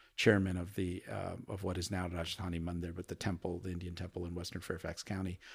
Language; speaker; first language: English; early bilingual, other home language; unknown